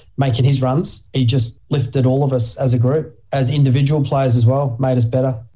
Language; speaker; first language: English; native; English